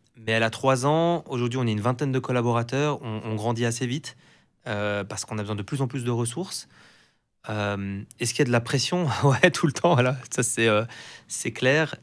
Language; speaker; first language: French; native; French